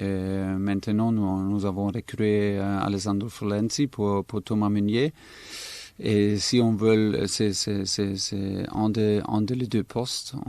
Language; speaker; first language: French; non-native, fluent; German